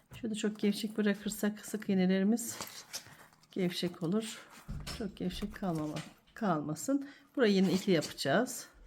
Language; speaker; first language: Turkish; native; Turkish